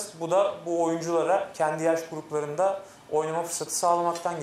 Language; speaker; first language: Turkish; native; Turkish